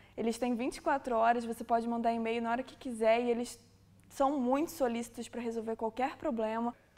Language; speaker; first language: Portuguese; native; Portuguese